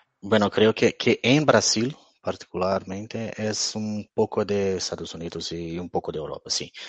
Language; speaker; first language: Spanish; non-native, fluent; Portuguese